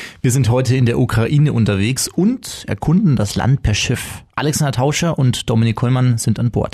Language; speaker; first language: German; native; German